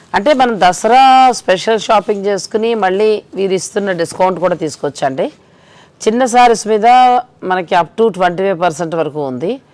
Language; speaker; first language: Telugu; native; Telugu